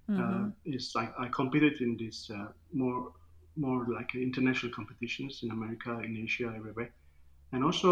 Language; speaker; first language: English; non-native, fluent; Turkish